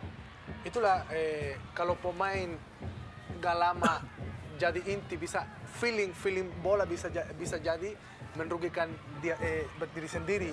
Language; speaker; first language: Indonesian; non-native, fluent; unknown